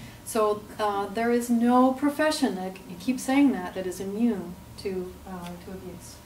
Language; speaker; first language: English; native; English